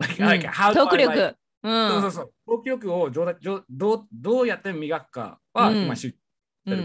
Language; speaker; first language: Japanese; non-native, fluent; English